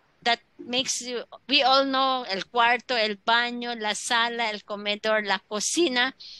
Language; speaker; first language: Spanish; non-native, fluent; Filipino